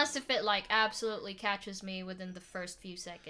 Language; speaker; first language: English; native; English